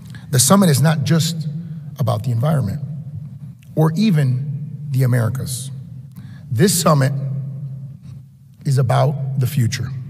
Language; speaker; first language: English; early bilingual, other home language; Spanish